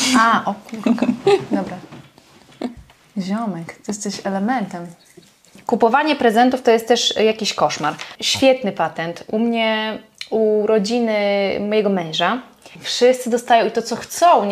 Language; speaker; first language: Polish; native; Polish